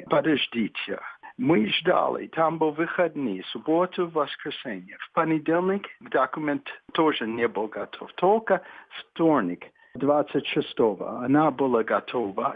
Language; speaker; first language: Russian; non-native, fluent; English